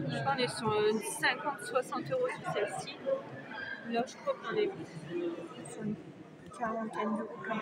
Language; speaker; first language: French; native; French